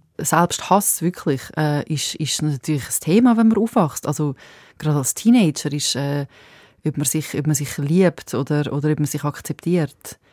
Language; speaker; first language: German; early bilingual, other home language; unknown